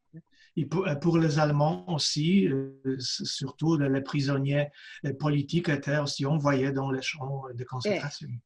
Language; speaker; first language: French; non-native, fluent; Polish